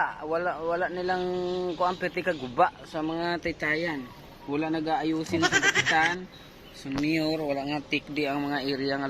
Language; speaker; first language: Filipino; non-native, local second language; Cebuano